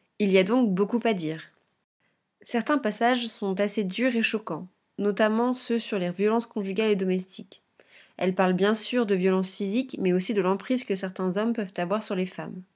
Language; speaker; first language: French; native; French